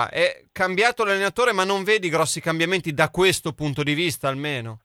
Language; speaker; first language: Italian; native; Italian